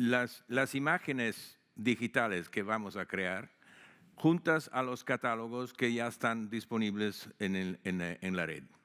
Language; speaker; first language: Spanish; non-native, fluent; Italian